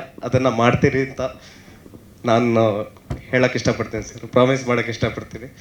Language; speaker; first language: Kannada; native; Kannada